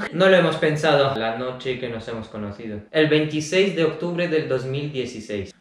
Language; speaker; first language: Spanish; early bilingual, other home language; Russian